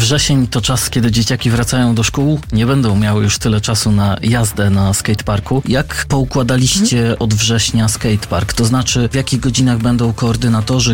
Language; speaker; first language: Polish; native; Polish